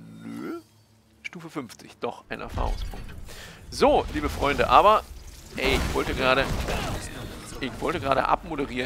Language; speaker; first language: German; native; German